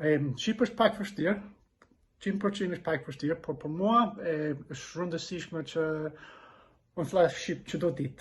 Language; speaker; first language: Albanian; non-native, learner; English